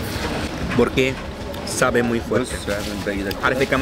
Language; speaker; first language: Spanish; non-native, fluent; Arabic